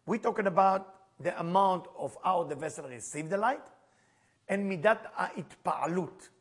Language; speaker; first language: English; non-native, fluent; Hebrew